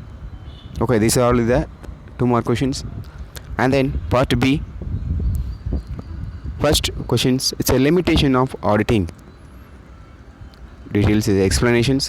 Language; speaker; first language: English; non-native, local second language; Tamil